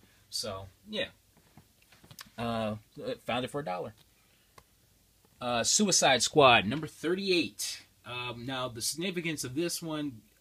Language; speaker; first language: English; native; English